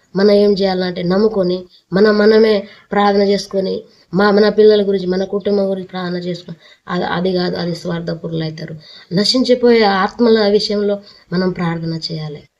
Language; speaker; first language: Telugu; non-native, local second language; Lambadi